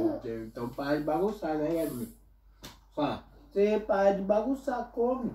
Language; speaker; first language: Portuguese; native; Portuguese